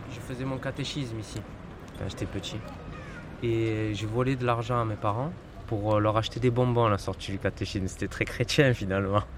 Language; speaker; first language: French; native; French